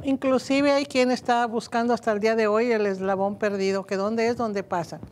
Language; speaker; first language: Spanish; native; Spanish